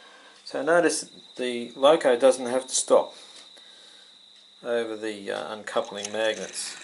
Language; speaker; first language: English; native; English